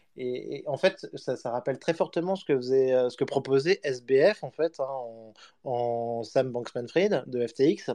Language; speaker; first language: French; native; French